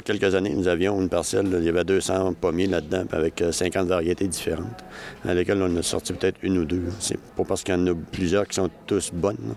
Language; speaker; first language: French; native; French